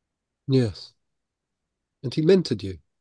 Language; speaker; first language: English; native; English